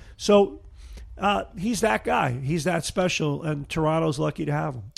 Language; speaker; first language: English; native; English